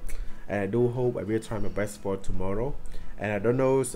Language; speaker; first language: English; non-native, learner; Khmer